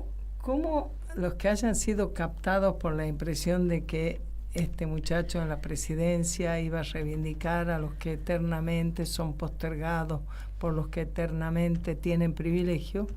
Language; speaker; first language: Spanish; native; Spanish